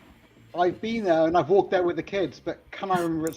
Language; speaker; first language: English; native; English